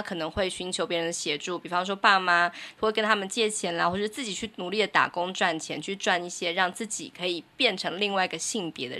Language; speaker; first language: Chinese; native; Chinese